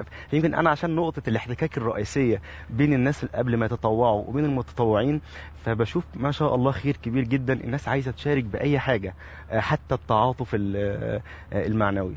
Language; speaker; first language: Arabic; native; Arabic